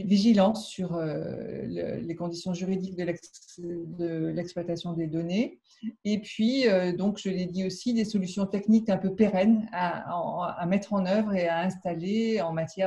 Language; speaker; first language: French; native; French